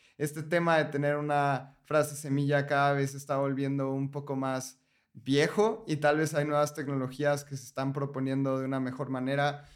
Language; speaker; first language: Spanish; native; Spanish